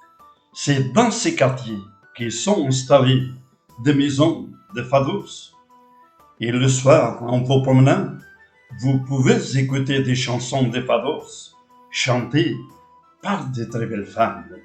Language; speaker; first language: French; non-native, fluent; Portuguese